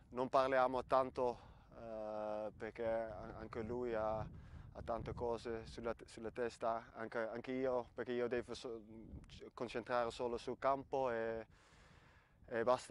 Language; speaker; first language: Italian; non-native, fluent; Dutch